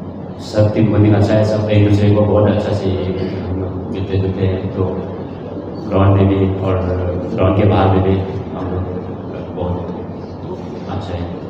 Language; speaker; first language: Hindi; non-native, local second language; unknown